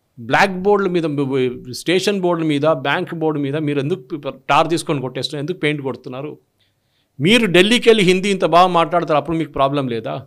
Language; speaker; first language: Telugu; non-native, local second language; Malayalam